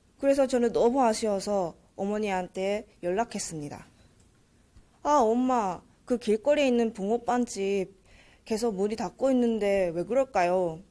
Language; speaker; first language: Korean; early bilingual, heritage; Korean